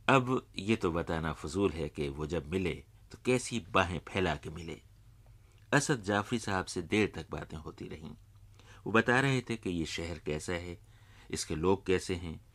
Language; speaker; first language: Urdu; native; Urdu